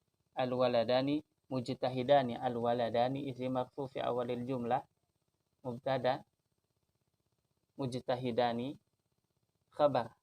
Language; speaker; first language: Arabic; non-native, fluent; Indonesian